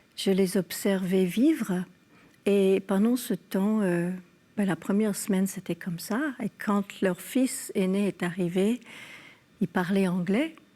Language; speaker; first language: French; early bilingual, other home language; English